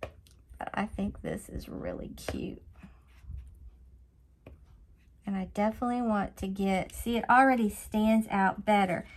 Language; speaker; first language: English; native; English